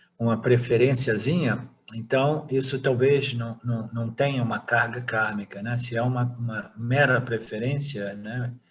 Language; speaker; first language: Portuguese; native; Portuguese